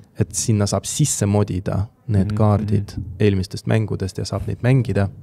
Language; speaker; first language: Estonian; non-native, local second language; Russian